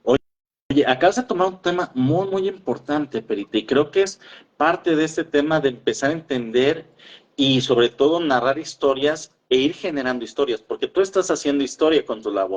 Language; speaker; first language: Spanish; native; Spanish